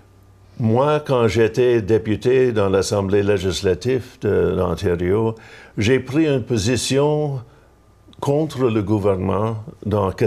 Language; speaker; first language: French; non-native, local second language; English